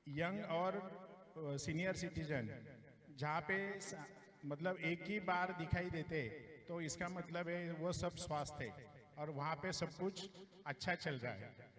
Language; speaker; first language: Hindi; non-native, local second language; Marathi